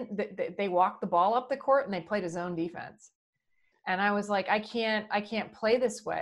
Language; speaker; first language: English; native; English